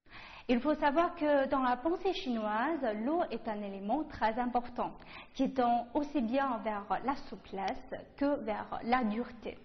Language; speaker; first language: French; non-native, fluent; Chinese